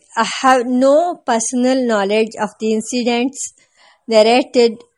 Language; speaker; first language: English; non-native, local second language; Kannada